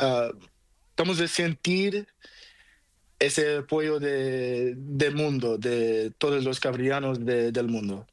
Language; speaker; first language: Spanish; non-native, learner; Portuguese